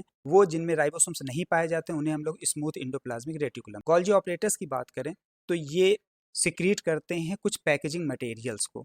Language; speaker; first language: Hindi; native; Hindi